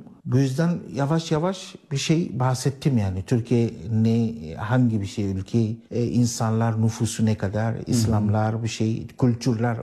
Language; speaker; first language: Turkish; non-native, learner; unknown